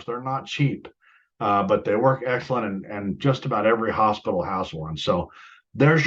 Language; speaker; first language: English; native; English